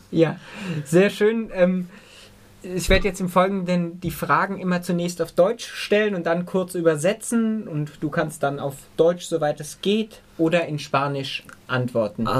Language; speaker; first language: German; native; German